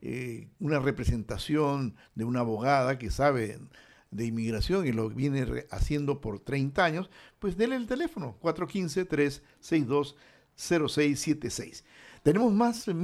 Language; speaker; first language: Spanish; native; Spanish